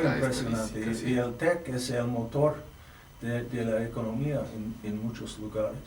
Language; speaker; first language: Spanish; non-native, fluent; English